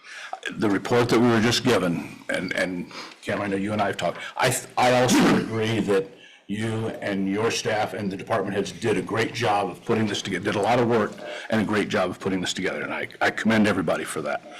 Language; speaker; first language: English; native; English